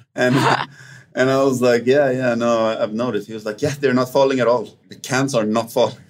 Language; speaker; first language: English; non-native, fluent; Swedish